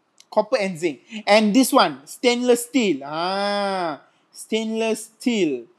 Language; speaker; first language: English; non-native, local second language; Malay